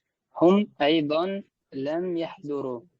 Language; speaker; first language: Arabic; non-native, learner; Uzbek